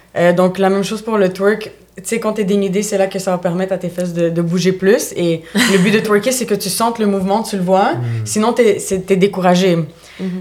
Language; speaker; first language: French; native; French